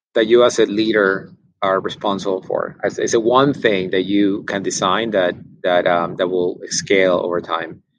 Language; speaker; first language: English; non-native, fluent; Spanish